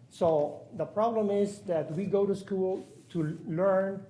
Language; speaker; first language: English; non-native, fluent; Spanish